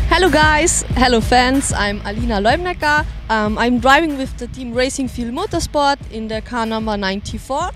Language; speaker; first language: English; non-native, learner; German